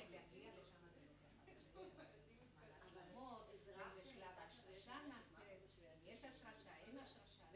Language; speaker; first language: Hebrew; native; Hebrew